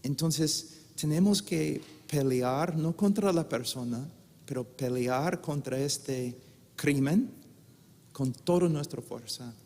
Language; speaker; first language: Spanish; non-native, fluent; English